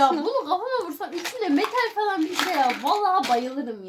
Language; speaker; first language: Turkish; native; Turkish